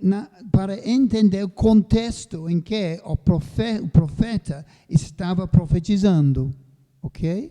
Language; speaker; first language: Portuguese; non-native, fluent; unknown